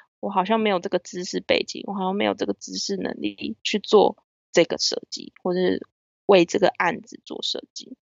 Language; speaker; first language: Chinese; native; Chinese